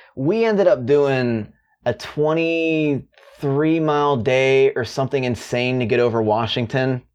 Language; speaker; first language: English; native; English